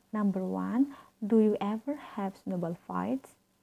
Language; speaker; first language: English; non-native, fluent; Indonesian